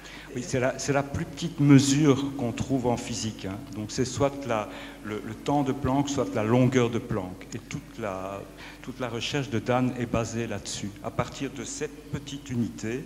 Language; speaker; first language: French; native; French